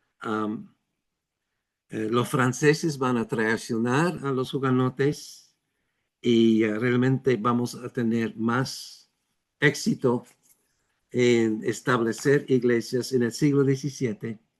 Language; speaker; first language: Spanish; non-native, fluent; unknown